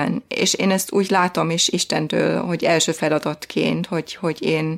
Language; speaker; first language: Hungarian; non-native, fluent; German